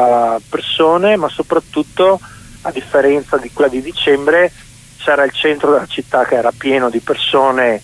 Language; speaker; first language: Italian; native; Italian